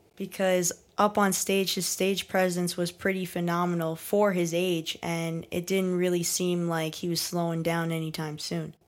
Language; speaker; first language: English; native; English